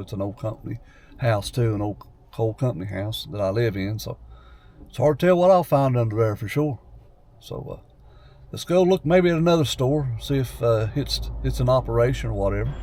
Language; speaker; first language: English; native; English